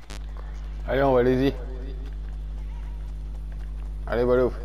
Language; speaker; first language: French; native; French